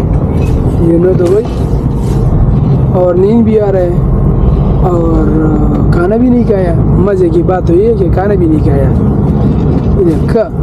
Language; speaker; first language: Hindi; non-native, local second language; Pashto